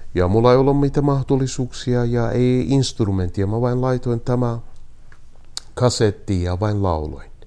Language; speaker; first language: Finnish; non-native, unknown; Kurdish